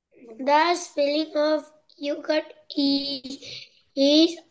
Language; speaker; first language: English; non-native, learner; Bangla